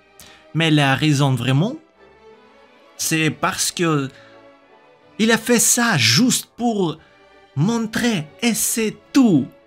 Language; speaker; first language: French; non-native, learner; Russian